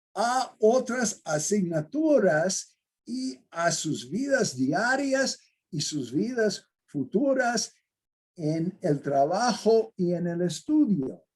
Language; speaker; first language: Spanish; non-native, fluent; English